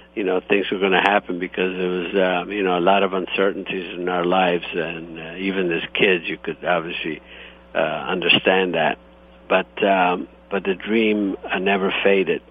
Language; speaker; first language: English; non-native, fluent; Croatian